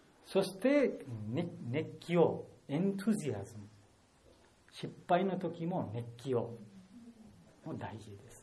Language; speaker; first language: Japanese; non-native, learner; Bangla